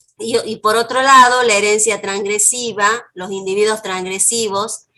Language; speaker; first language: Spanish; native; Spanish